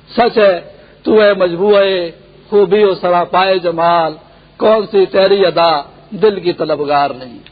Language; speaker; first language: Urdu; non-native, local second language; Pashto